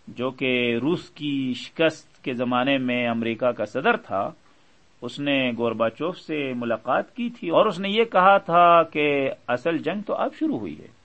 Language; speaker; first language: Urdu; native; Urdu